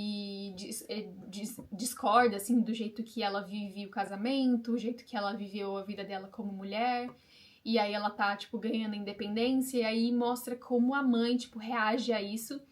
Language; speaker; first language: Portuguese; native; Portuguese